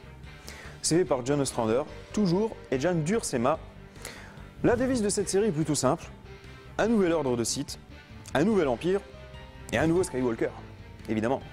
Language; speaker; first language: French; native; French